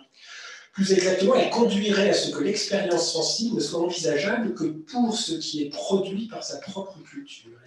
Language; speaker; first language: French; native; French